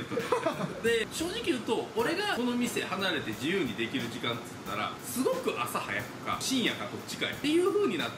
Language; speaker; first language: Japanese; native; Japanese